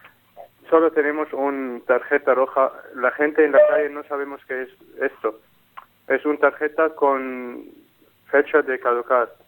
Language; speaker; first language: Spanish; non-native, learner; Arabic